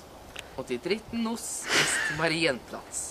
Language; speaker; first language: German; non-native, learner; Norwegian